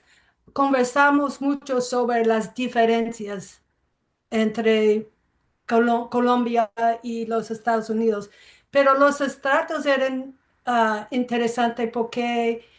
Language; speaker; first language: Spanish; non-native, fluent; English